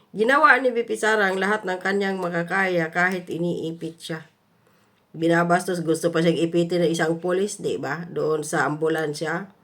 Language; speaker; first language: Filipino; native; Filipino